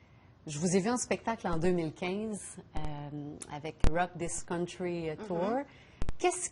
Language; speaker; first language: French; native; French